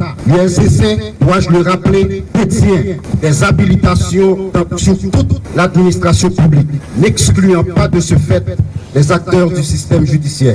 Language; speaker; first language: French; non-native, local second language; Haitian Creole